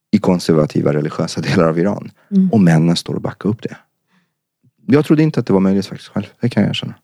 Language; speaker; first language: Swedish; early bilingual, other home language; Persian